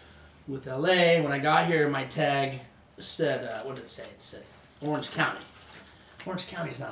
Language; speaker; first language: English; non-native, fluent; Swedish